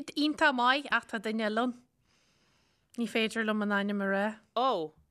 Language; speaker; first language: Irish; native; Irish